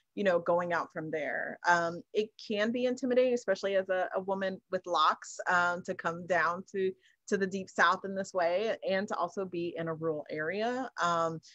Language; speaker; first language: English; native; English